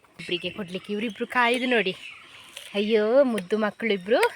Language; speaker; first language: Kannada; non-native, local second language; Konkani